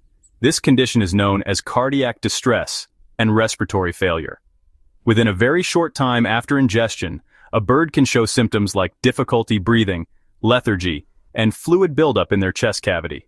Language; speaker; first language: English; native; English